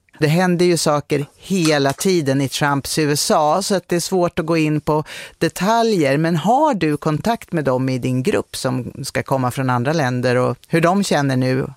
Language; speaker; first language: Swedish; native; Swedish